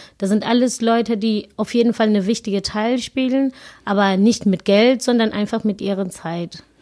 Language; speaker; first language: German; non-native, fluent; Zulu